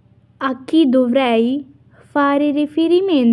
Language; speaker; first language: Italian; non-native, fluent; Urdu